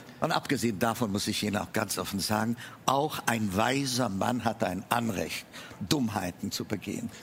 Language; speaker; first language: German; non-native, fluent; Amharic